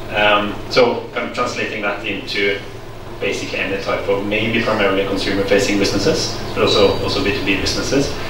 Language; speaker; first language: English; non-native, fluent; Norwegian